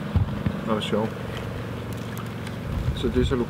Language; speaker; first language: Danish; native; Danish